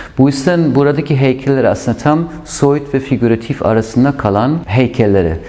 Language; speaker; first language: Turkish; non-native, fluent; German